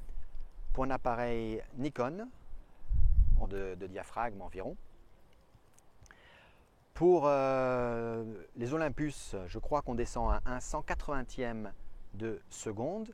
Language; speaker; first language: French; native; French